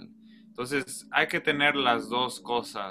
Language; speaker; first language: Spanish; non-native, fluent; English